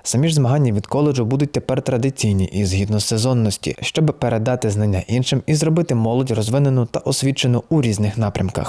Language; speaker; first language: Ukrainian; native; Ukrainian